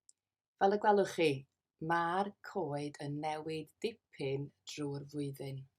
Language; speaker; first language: Welsh; native; Welsh